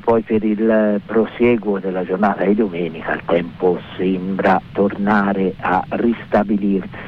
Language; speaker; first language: Italian; native; Italian